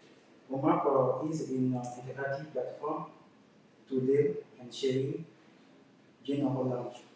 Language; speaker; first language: English; non-native, learner; French